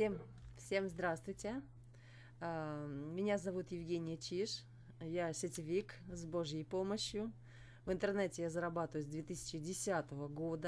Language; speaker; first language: Russian; native; Russian